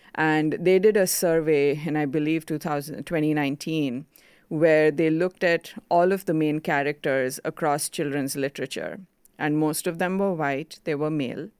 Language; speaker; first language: English; non-native, local second language; Konkani